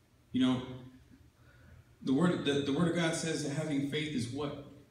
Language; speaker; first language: English; early bilingual, other home language; Spanish